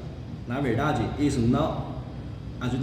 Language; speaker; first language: Portuguese; non-native, fluent; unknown